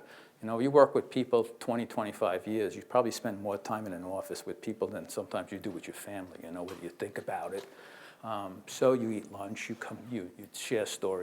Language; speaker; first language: English; native; English